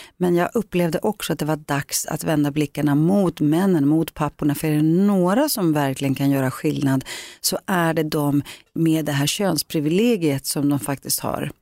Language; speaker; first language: Swedish; early bilingual, other home language; Greek